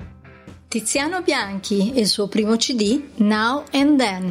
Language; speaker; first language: Italian; native; Italian